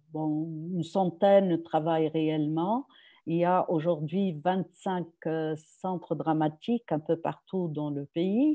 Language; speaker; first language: French; non-native, local second language; Arabic